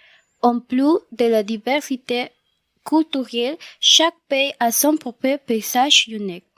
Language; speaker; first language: French; non-native, learner; Spanish